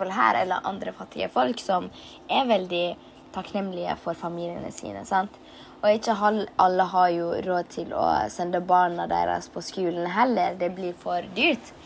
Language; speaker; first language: Norwegian; early bilingual, other home language; Tigrinya